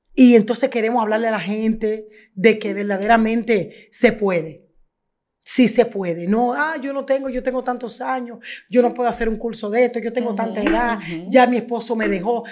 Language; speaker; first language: Spanish; native; Spanish